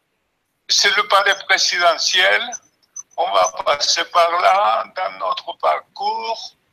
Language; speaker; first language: French; non-native, fluent; Spanish